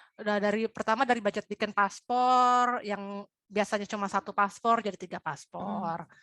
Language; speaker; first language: Indonesian; native; Indonesian